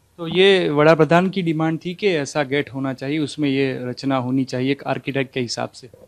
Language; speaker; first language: Hindi; non-native, local second language; Gujarati